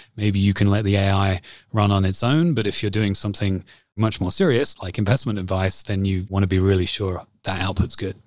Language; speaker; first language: English; native; English